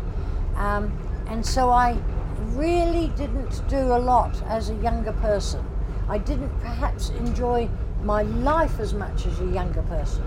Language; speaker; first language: English; native; English